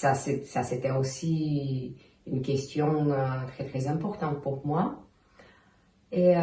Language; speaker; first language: French; non-native, fluent; Bulgarian